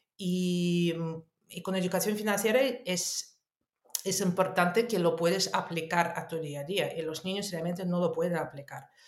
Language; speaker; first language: Spanish; non-native, fluent; Russian